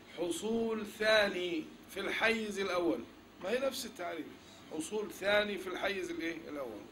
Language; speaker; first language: Arabic; native; Arabic